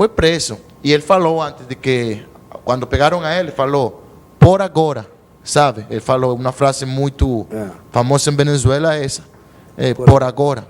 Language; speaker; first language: Portuguese; non-native, learner; Spanish